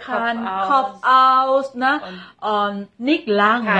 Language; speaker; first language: German; non-native, learner; Thai